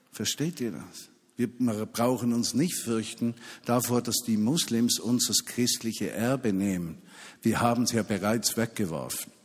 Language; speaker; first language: German; native; German